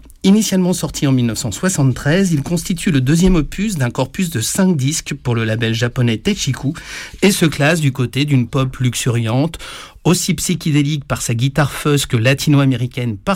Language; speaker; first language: French; native; French